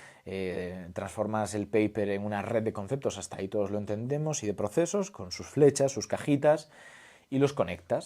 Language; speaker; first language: Spanish; native; Spanish